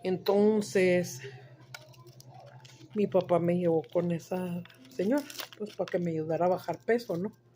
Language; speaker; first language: Spanish; early bilingual, heritage; Spanish